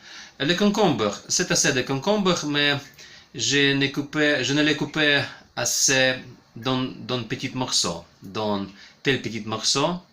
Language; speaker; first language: French; non-native, learner; Ukrainian